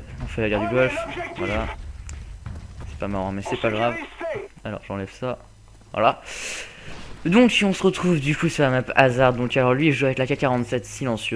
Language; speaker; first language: French; native; French